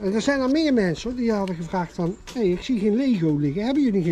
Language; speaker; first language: Dutch; native; Dutch